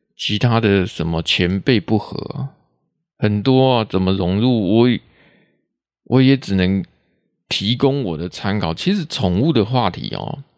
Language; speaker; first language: Chinese; non-native, local second language; Min Nan Chinese